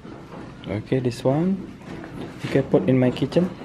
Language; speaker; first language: English; non-native, learner; Balinese